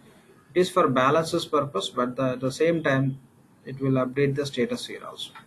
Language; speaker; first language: English; non-native, local second language; Telugu